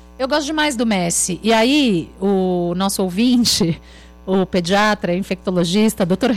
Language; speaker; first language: Portuguese; native; Portuguese